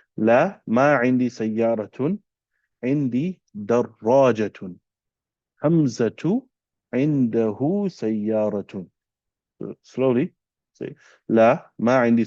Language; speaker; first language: Arabic; non-native, fluent; English